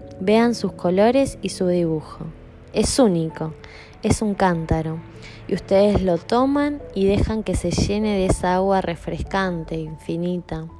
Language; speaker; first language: Spanish; native; Spanish